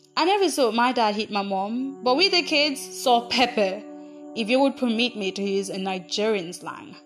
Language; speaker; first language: English; non-native, local second language; Igbo